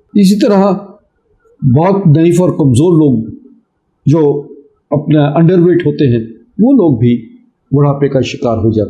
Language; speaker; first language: Urdu; native; Urdu